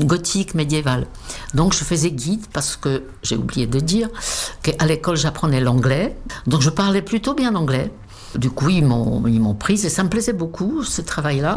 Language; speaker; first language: French; non-native, fluent; Czech